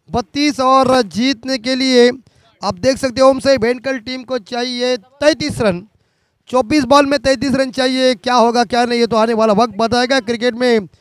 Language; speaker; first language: Hindi; non-native, local second language; Marathi